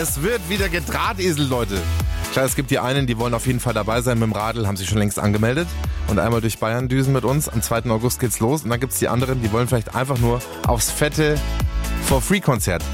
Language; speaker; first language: German; native; German